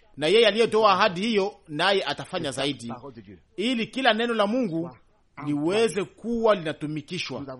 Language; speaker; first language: Swahili; native; Swahili